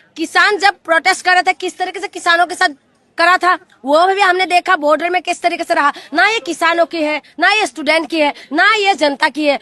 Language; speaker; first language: Hindi; non-native, local second language; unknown